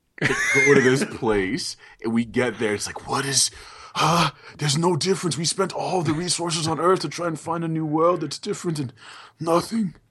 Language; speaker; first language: English; early bilingual, other home language; Haitian Creole